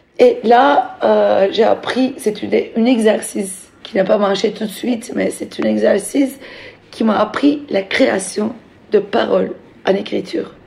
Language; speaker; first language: French; non-native, fluent; Turkish